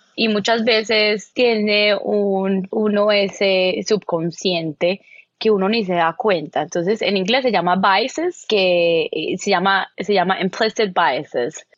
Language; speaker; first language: Spanish; native; Spanish